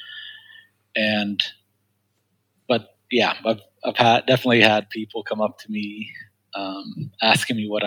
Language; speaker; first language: English; non-native, fluent; Swedish